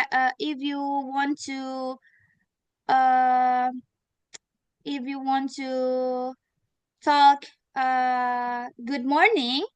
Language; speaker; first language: English; non-native, learner; Indonesian